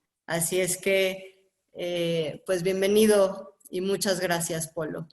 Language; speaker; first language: Spanish; native; Spanish